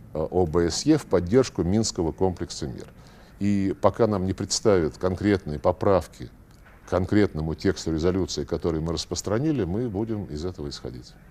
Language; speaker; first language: Russian; native; Russian